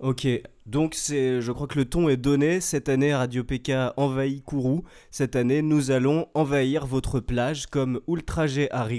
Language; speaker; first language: French; native; French